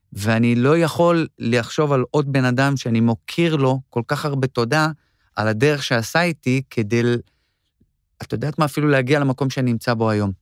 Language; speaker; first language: Hebrew; native; Hebrew